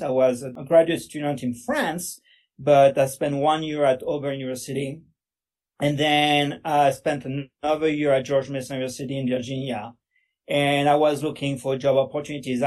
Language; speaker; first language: English; non-native, fluent; French